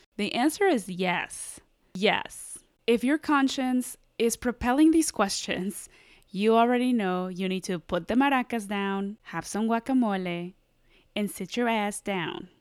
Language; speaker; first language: English; early bilingual, other home language; Spanish